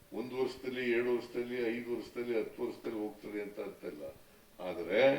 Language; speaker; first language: Kannada; native; Kannada